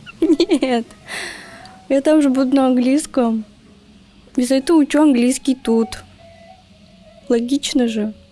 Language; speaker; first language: Russian; non-native, local second language; Turkmen